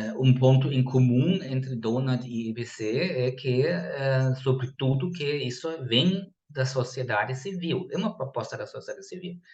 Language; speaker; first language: Portuguese; non-native, fluent; German